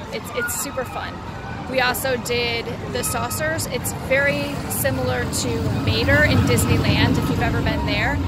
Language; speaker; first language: English; native; English